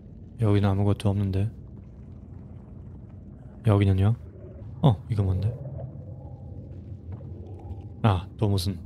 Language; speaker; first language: Korean; non-native, fluent; German